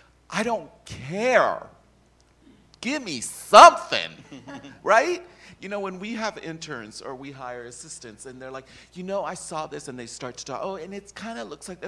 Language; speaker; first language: English; native; English